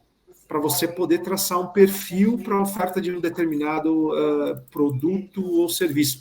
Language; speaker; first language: Portuguese; native; Portuguese